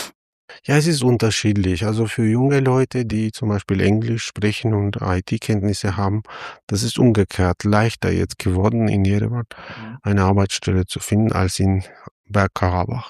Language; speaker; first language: German; non-native, fluent; Armenian